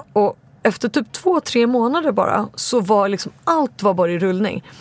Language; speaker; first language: Swedish; native; Swedish